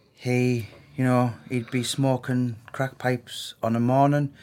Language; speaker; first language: English; native; English